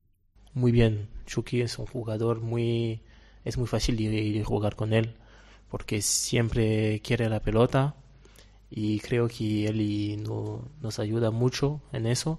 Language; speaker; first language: Spanish; non-native, fluent; Portuguese